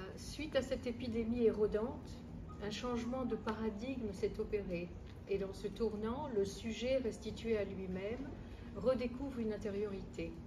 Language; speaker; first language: French; native; French